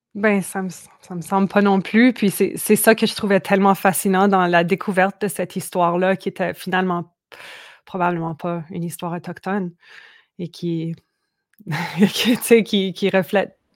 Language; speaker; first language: French; native; French